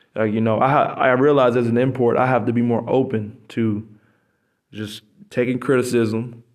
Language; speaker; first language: English; native; English